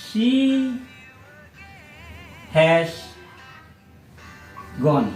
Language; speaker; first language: English; non-native, fluent; Indonesian